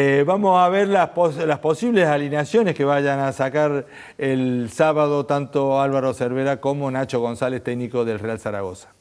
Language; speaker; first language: Spanish; native; Spanish